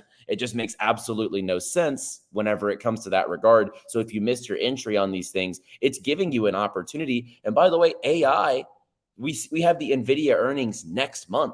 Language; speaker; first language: English; native; English